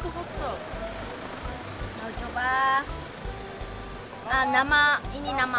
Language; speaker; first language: Indonesian; non-native, learner; Japanese